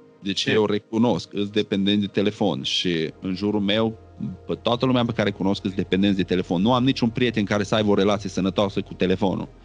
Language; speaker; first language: Romanian; native; Romanian